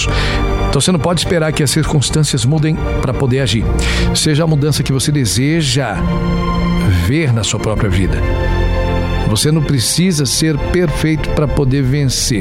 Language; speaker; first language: Portuguese; native; Portuguese